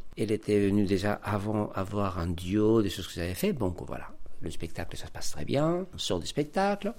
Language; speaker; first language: French; non-native, fluent; Spanish